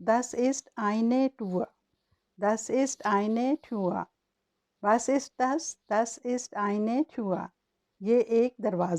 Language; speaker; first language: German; non-native, learner; Urdu